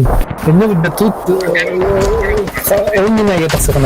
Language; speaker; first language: Russian; non-native, local second language; Yakut